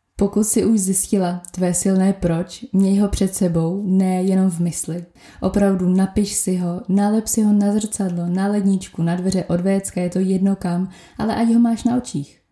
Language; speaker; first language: Czech; native; Czech